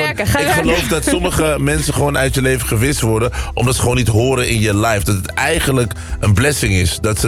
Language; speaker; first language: Dutch; native; Dutch